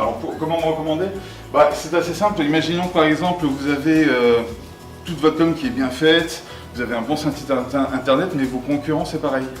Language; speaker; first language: French; native; French